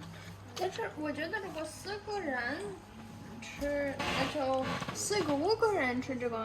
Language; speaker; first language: Chinese; non-native, fluent; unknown